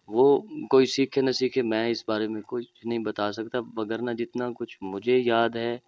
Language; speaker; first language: Urdu; non-native, local second language; Punjabi